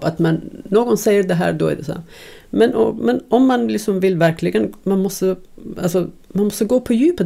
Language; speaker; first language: Swedish; non-native, fluent; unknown